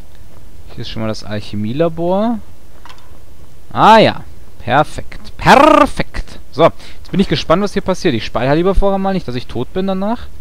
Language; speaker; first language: German; native; German